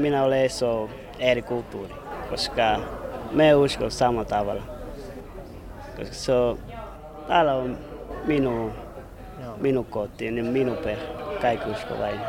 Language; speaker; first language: Finnish; non-native, learner; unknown